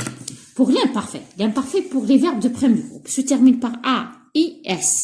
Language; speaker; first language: French; non-native, local second language; Arabic